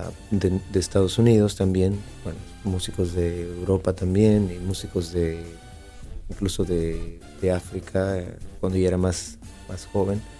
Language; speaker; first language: Spanish; native; Spanish